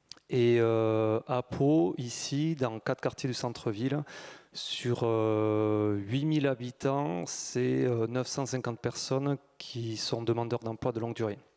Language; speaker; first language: French; native; French